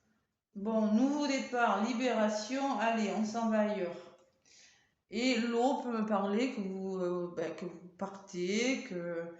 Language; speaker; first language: French; native; French